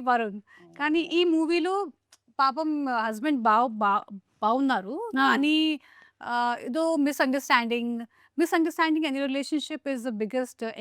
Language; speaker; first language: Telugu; non-native, local second language; Hindi